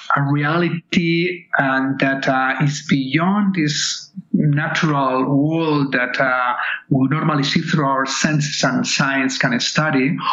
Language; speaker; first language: English; non-native, fluent; Spanish